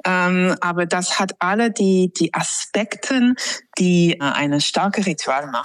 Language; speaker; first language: German; non-native, fluent; English